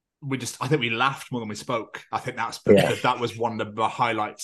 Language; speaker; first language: English; native; English